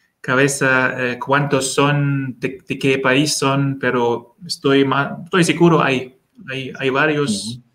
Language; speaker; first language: Spanish; non-native, learner; German